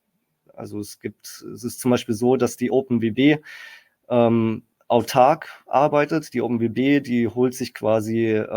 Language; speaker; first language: German; native; German